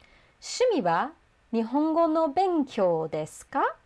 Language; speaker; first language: Japanese; non-native, fluent; English